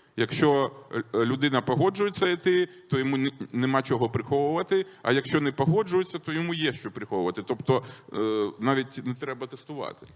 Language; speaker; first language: Ukrainian; non-native, local second language; Russian